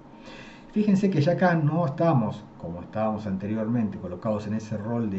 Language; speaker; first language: Spanish; native; Spanish